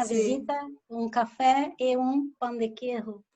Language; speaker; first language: Portuguese; early bilingual, heritage; Portuguese